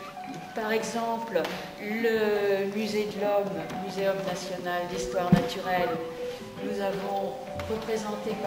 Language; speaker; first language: French; native; French